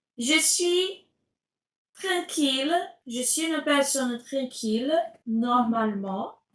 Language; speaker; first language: French; non-native, fluent; Portuguese